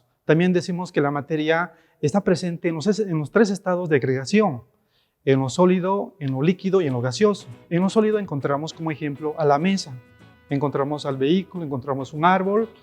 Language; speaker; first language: Spanish; native; Spanish